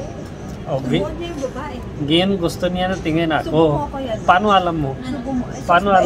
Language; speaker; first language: Filipino; non-native, learner; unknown